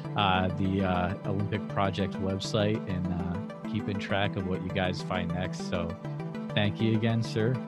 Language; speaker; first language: English; native; English